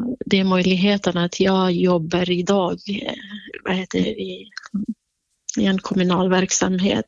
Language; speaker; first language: Swedish; non-native, fluent; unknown